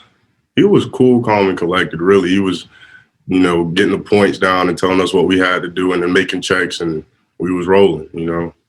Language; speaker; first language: English; native; English